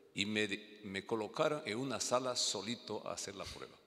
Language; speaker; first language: Spanish; native; Spanish